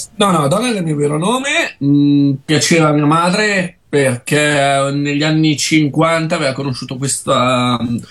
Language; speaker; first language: Italian; native; Italian